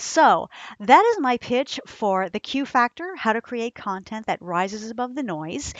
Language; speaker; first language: English; native; English